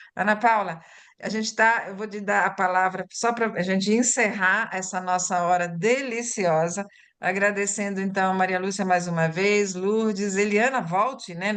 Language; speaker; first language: Portuguese; early bilingual, other home language; Italian